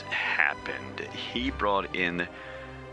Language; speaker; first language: English; native; English